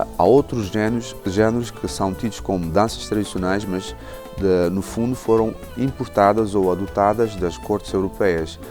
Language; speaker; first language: Portuguese; non-native, local second language; Kabuverdianu